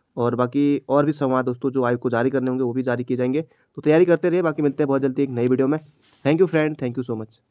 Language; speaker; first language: Hindi; native; Hindi